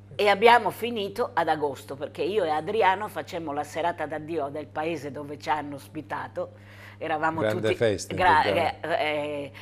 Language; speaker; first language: Italian; native; Italian